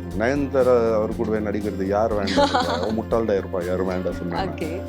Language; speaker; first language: Tamil; non-native, local second language; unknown